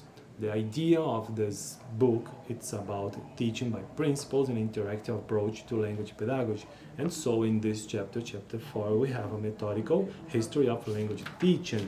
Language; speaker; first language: English; non-native, learner; Portuguese